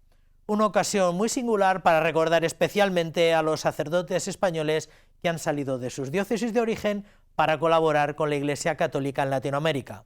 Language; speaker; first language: Spanish; native; Spanish